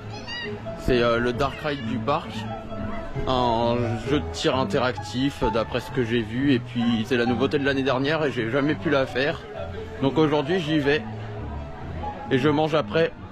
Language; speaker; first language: French; native; French